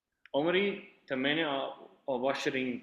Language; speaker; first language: Arabic; non-native, learner; Portuguese